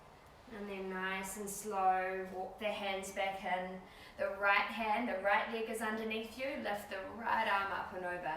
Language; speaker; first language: English; native; English